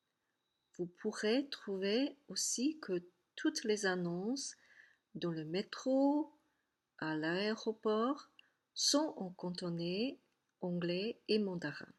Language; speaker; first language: French; non-native, fluent; Cantonese